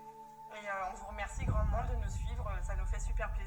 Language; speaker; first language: French; native; French